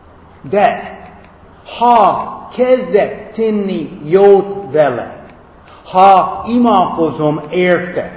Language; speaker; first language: Hungarian; non-native, fluent; English